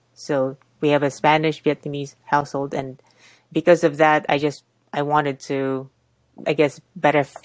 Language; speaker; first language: English; non-native, local second language; Cebuano